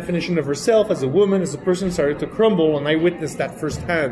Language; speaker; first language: English; non-native, fluent; French